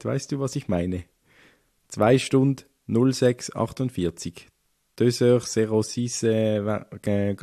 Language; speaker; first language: German; native; German